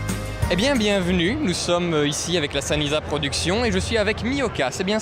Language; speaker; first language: French; native; French